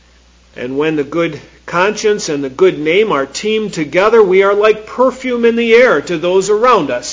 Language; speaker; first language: English; native; English